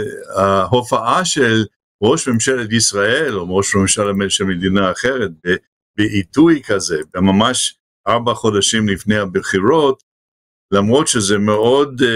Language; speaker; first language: Hebrew; non-native, fluent; English